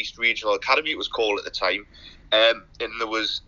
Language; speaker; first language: English; native; English